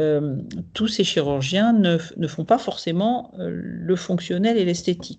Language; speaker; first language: French; native; French